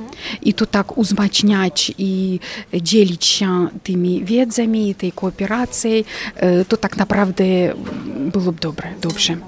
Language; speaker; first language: Polish; non-native, fluent; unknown